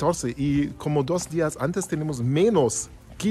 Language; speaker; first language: Spanish; non-native, learner; German